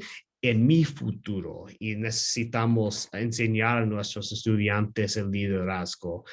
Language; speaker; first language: Spanish; non-native, learner; English